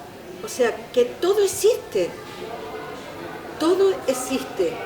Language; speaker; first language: Spanish; native; Spanish